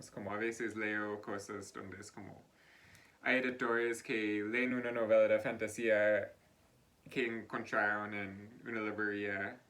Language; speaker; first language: Spanish; non-native, fluent; English